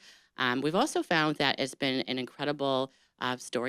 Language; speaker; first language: English; native; English